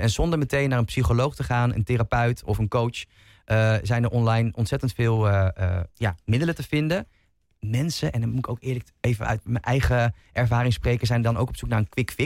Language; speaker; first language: Dutch; native; Dutch